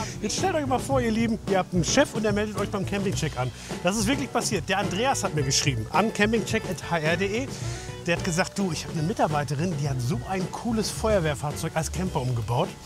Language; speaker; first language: German; native; German